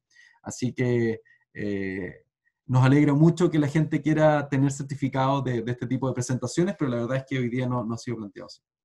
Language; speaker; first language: Spanish; native; Spanish